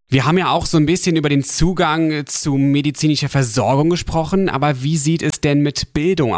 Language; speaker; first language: German; native; German